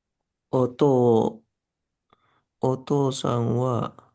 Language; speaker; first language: Japanese; non-native, learner; Filipino